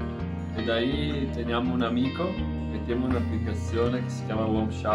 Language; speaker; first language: Spanish; non-native, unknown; Italian